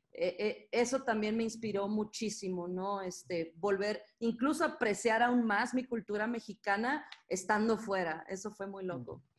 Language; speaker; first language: Spanish; native; Spanish